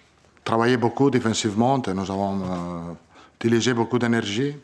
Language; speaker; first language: French; non-native, learner; Italian